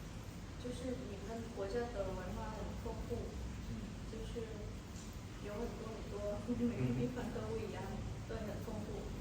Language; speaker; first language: Chinese; non-native, learner; Vietnamese